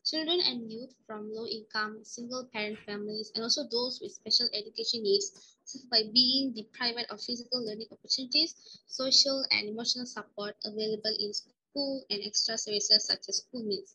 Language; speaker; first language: English; non-native, local second language; Malay